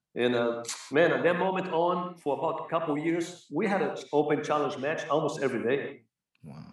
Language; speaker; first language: English; non-native, fluent; Portuguese